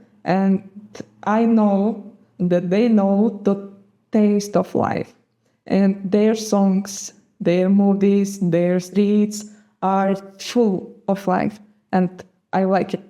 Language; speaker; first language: English; non-native, fluent; Gagauz